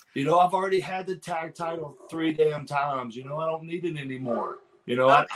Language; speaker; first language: English; native; English